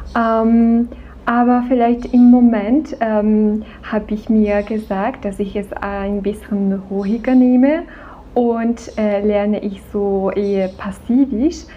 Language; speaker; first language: German; non-native, fluent; Czech